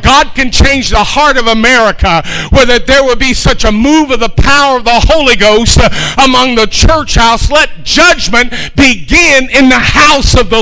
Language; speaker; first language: English; native; English